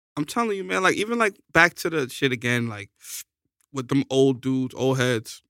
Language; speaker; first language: English; native; English